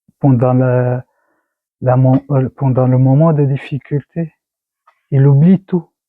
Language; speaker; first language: French; non-native, learner; Persian